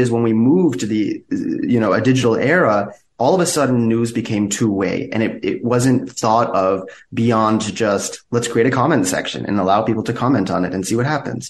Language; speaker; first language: English; native; English